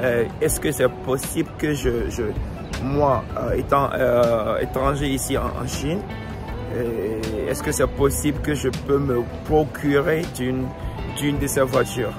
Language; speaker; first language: French; non-native, local second language; Ewe